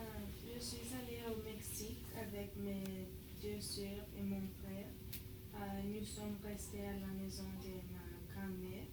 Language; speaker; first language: French; non-native, learner; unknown